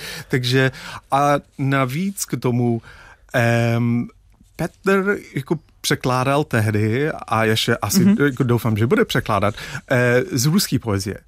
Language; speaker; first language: Czech; non-native, fluent; English